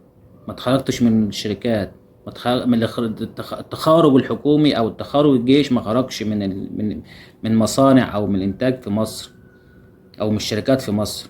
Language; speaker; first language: Arabic; native; Arabic